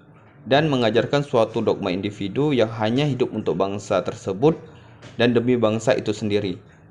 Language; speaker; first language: Indonesian; native; Indonesian